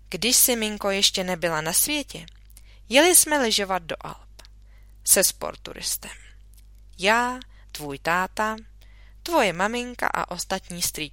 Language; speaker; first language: Czech; native; Czech